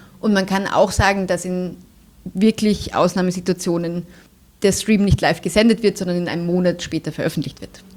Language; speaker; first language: German; native; German